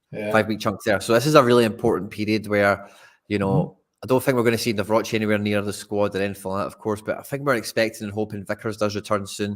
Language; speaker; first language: English; native; English